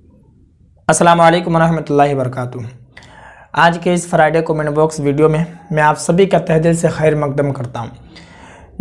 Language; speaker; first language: Hindi; native; Hindi